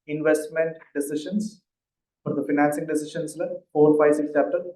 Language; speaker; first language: English; non-native, local second language; Malayalam